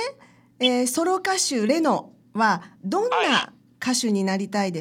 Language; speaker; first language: Japanese; native; Japanese